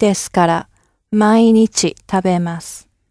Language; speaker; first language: Japanese; non-native, learner; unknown